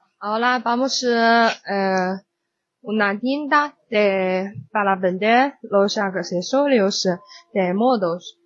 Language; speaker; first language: Spanish; non-native, learner; Chinese